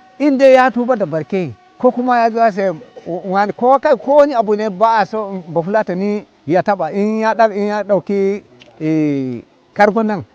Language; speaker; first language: Hausa; non-native, local second language; Fula